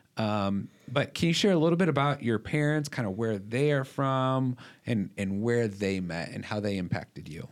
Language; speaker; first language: English; native; English